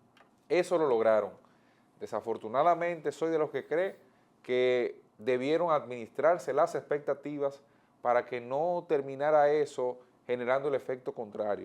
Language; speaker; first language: Spanish; native; Spanish